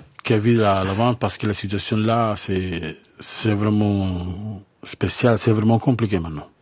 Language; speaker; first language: French; non-native, learner; Spanish